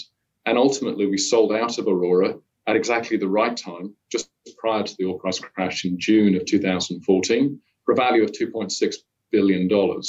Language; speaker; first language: English; native; English